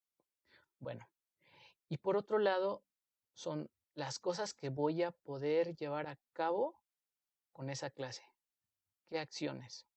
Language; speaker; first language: Spanish; native; Spanish